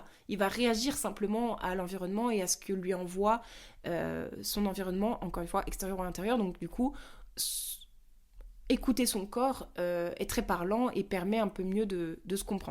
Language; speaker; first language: French; native; French